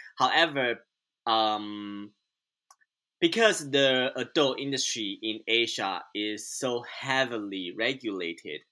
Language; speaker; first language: English; non-native, fluent; Chinese